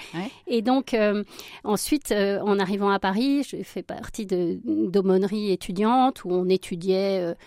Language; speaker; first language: French; early bilingual, other home language; Spanish